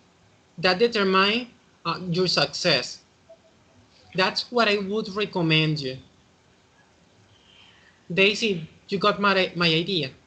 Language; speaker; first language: English; non-native, fluent; Spanish